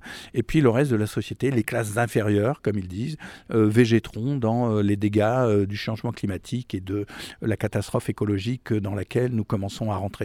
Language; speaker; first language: French; native; French